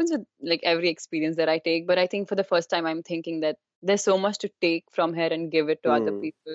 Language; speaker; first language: English; non-native, local second language; Kashmiri